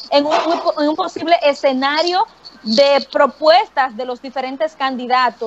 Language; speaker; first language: Spanish; native; Spanish